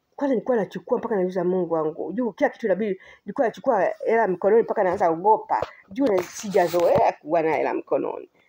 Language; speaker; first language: Swahili; native; Swahili